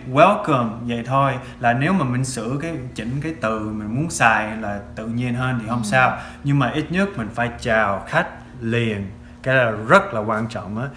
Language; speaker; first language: Vietnamese; non-native, fluent; English